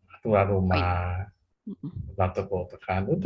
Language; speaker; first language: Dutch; non-native, fluent; Indonesian